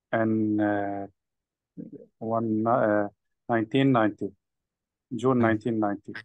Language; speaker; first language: English; non-native, learner; Arabic